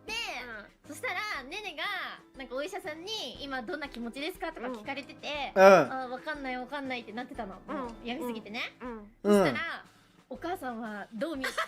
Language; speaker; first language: Japanese; native; Japanese